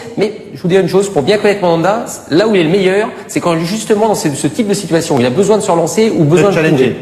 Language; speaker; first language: French; native; French